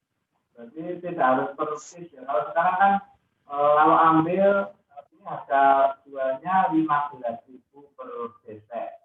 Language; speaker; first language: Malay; non-native, local second language; Javanese